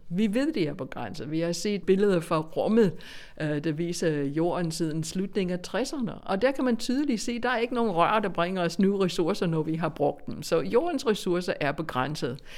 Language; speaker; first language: Danish; non-native, fluent; English